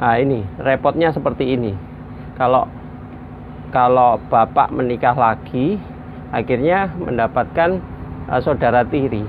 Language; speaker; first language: Indonesian; native; Indonesian